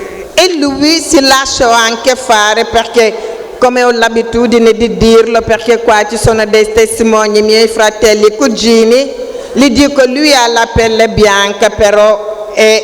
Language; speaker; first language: Italian; non-native, fluent; Wolof